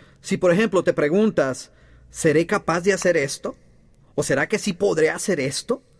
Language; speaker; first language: Spanish; native; Spanish